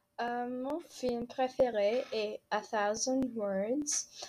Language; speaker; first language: French; non-native, learner; English